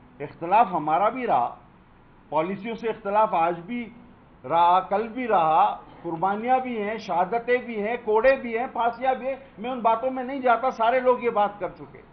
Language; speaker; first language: Urdu; non-native, local second language; Sindhi